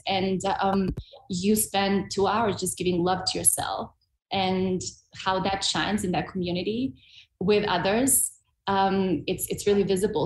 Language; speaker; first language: English; non-native, fluent; Serbian